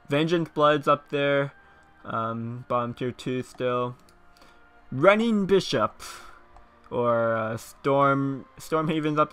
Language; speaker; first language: English; native; English